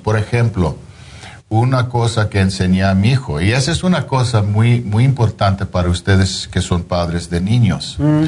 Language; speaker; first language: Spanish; non-native, fluent; English